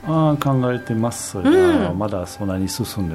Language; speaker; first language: Japanese; non-native, fluent; French